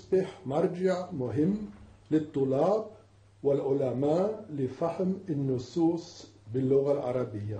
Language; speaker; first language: Arabic; non-native, fluent; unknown